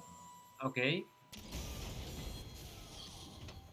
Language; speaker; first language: Spanish; native; Spanish